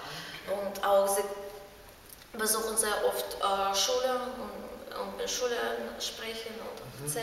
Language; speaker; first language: German; non-native, learner; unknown